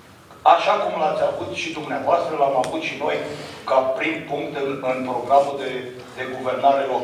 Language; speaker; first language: Romanian; native; Romanian